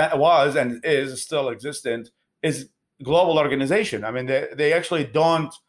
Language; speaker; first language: English; non-native, fluent; Arabic